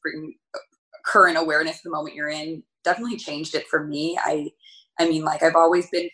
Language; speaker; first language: English; native; English